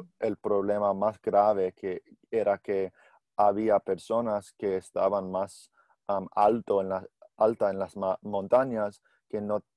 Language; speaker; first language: Spanish; non-native, learner; English